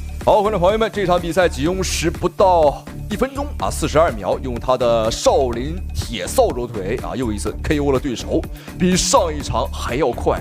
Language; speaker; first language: Chinese; native; Chinese